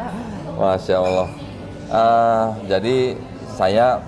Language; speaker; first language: Indonesian; native; Indonesian